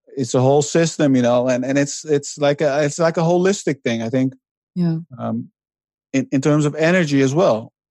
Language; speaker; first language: English; non-native, fluent; Dutch